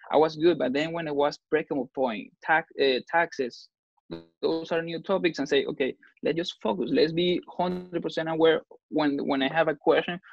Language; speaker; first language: English; non-native, fluent; Spanish